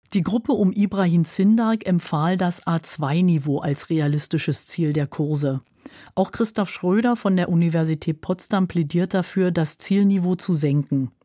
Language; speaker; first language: German; native; German